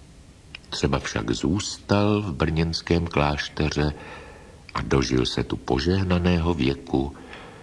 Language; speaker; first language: Czech; native; Czech